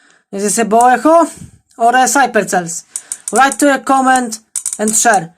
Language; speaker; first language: English; non-native, learner; Polish